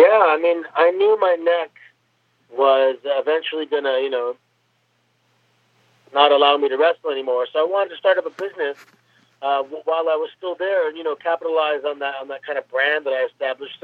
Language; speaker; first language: English; native; English